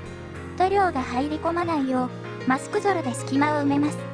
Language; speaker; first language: Japanese; native; Japanese